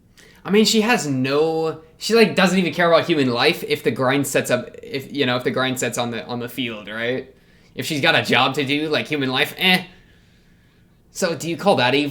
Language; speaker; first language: English; native; English